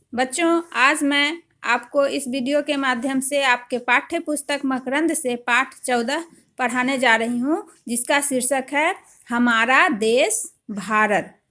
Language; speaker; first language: Hindi; native; Hindi